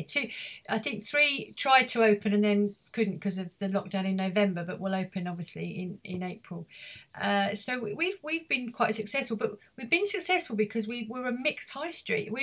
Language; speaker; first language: English; native; English